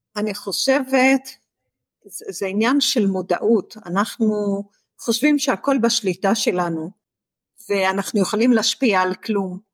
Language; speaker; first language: Hebrew; non-native, local second language; Arabic